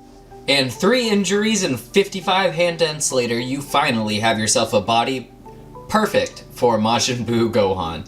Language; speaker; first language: English; native; English